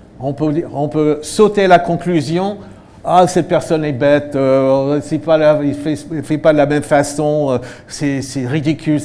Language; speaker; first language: French; non-native, fluent; English